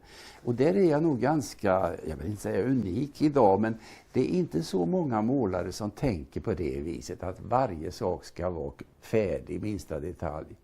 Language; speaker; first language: Swedish; native; Swedish